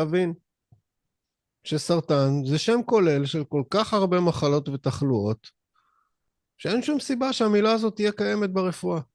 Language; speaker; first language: Hebrew; native; Hebrew